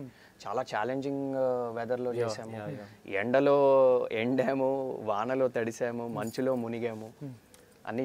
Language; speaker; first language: Telugu; native; Telugu